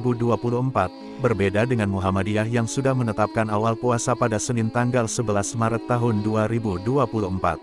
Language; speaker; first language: Indonesian; native; Indonesian